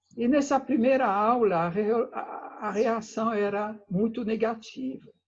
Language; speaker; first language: Portuguese; non-native, fluent; French